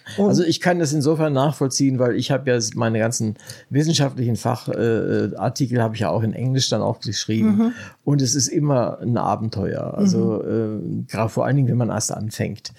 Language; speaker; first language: German; native; German